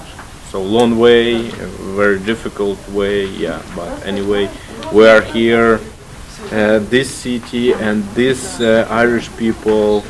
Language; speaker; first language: English; non-native, learner; Ukrainian